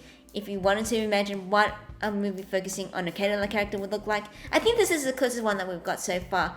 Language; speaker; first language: English; native; English